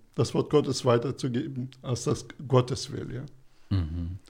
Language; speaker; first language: German; early bilingual, other home language; Russian